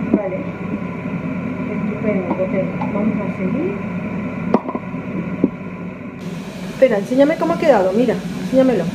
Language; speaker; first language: Spanish; native; Spanish